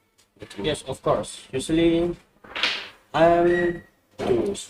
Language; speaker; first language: English; non-native, learner; Indonesian